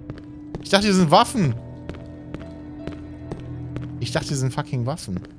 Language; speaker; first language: German; native; German